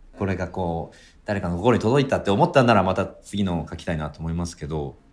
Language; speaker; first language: Japanese; native; Japanese